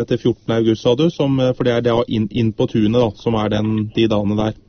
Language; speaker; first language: Norwegian; native; Norwegian